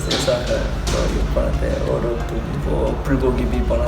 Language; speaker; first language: Hindi; non-native, learner; Korean